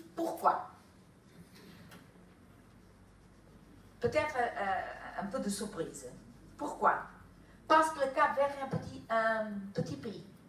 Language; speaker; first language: French; non-native, fluent; Kabuverdianu